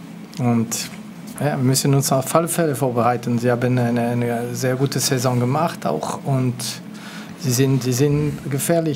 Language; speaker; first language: German; non-native, local second language; French